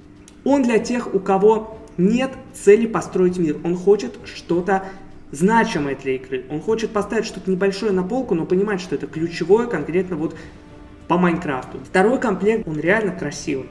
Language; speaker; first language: Russian; native; Russian